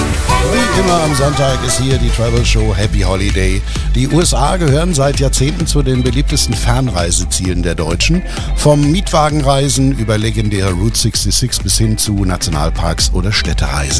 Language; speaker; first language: German; native; German